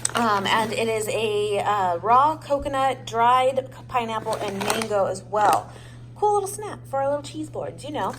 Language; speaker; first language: English; native; English